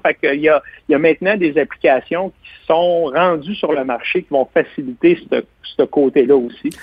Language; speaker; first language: French; native; French